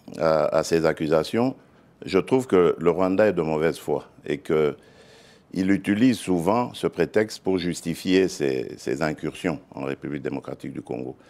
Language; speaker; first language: French; non-native, local second language; Luba-Lulua